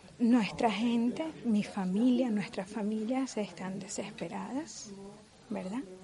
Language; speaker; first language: Spanish; native; Spanish